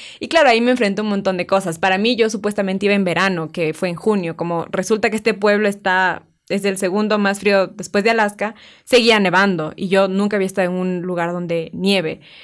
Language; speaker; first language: Spanish; native; Spanish